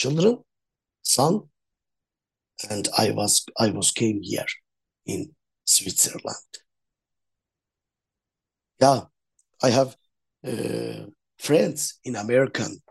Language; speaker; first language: English; non-native, learner; Azerbaijani